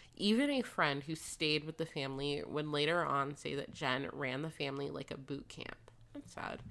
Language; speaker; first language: English; native; English